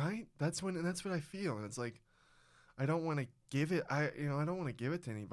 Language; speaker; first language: English; native; English